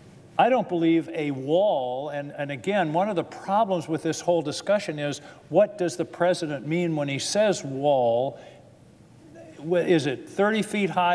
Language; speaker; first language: English; native; English